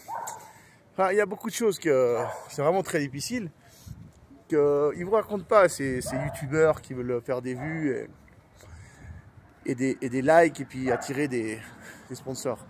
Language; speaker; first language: French; native; French